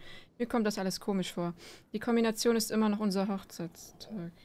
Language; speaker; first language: German; native; German